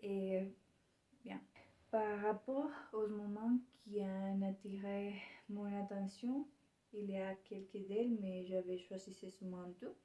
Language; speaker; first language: French; non-native, learner; Spanish